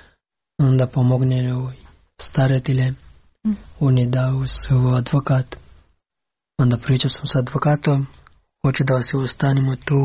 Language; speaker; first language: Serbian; non-native, learner; Pashto